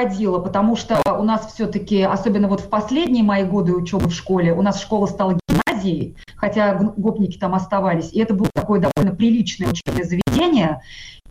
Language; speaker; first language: Russian; non-native, local second language; Tatar